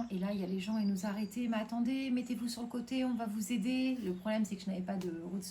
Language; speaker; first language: French; native; French